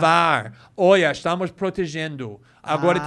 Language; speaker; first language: Portuguese; non-native, fluent; English